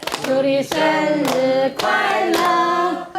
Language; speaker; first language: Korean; non-native, learner; Chinese